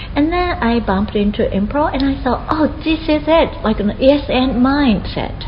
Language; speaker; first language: English; non-native, fluent; Japanese